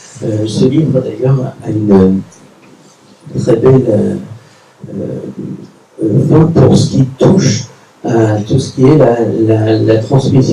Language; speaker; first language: French; native; French